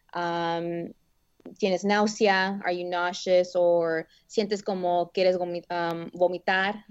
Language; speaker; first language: English; early bilingual, other home language; Spanish